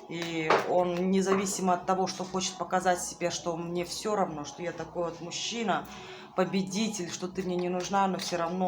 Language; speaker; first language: Russian; native; Russian